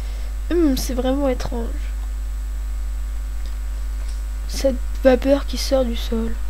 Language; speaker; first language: French; native; French